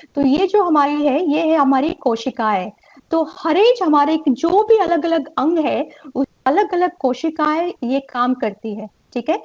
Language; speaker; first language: Hindi; non-native, local second language; Gujarati